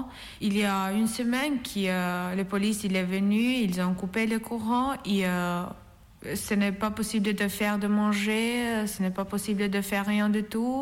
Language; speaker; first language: French; non-native, learner; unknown